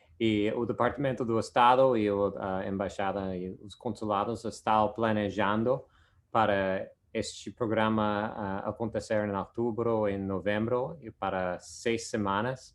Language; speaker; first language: Portuguese; non-native, fluent; English